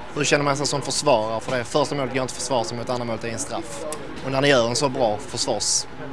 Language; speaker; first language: Swedish; native; Swedish